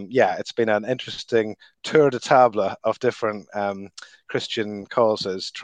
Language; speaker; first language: English; native; English